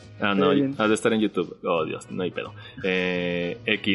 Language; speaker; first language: Spanish; native; Spanish